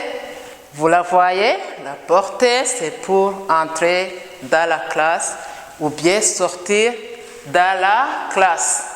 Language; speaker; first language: French; non-native, local second language; Kinyarwanda